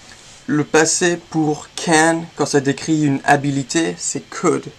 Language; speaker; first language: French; non-native, fluent; English